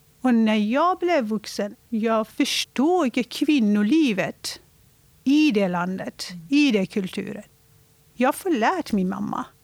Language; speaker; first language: Swedish; non-native, fluent; Persian